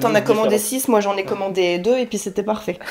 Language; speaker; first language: French; native; French